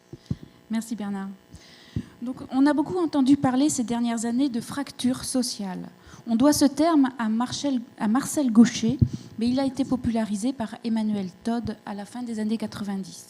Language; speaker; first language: French; native; French